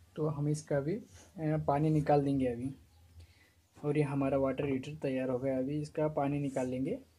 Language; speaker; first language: Hindi; non-native, local second language; Marathi